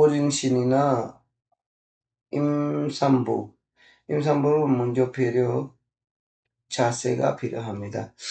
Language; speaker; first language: Korean; non-native, fluent; Urdu